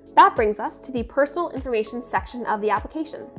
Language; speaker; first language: English; native; English